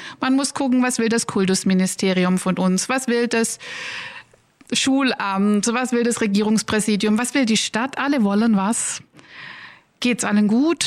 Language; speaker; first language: German; native; German